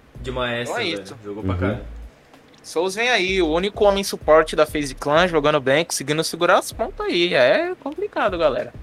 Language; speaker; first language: Portuguese; native; Portuguese